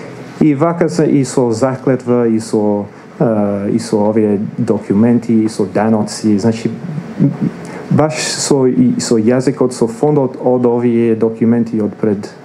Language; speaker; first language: Macedonian; non-native, fluent; English